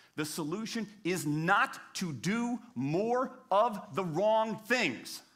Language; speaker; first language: English; native; English